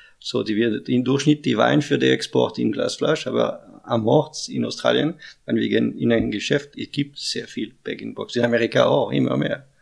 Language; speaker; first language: German; non-native, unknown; French